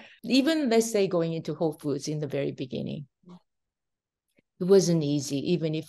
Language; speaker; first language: English; non-native, fluent; Korean